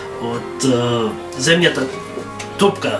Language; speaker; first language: Macedonian; early bilingual, heritage; Macedonian